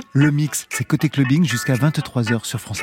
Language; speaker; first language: French; native; French